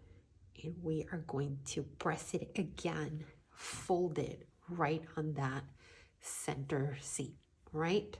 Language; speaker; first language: English; native; English